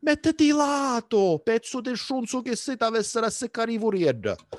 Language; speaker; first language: Italian; early bilingual, other home language; English